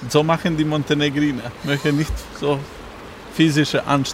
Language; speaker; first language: German; non-native, learner; Albanian